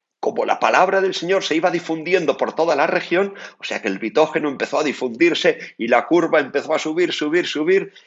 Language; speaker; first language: Spanish; native; Spanish